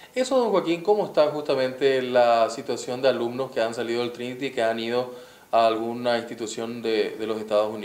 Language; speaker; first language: Spanish; native; Spanish